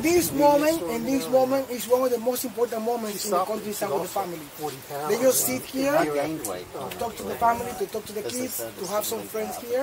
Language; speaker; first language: English; non-native, fluent; Spanish